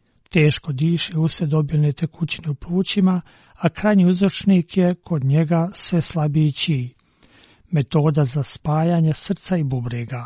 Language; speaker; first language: Croatian; non-native, fluent; Chinese